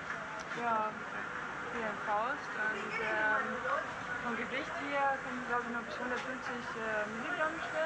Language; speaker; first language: German; non-native, fluent; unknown